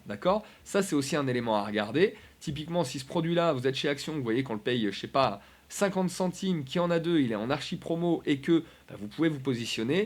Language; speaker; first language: French; native; French